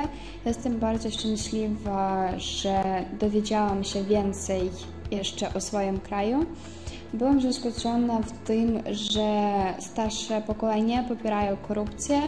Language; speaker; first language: Polish; non-native, fluent; Ukrainian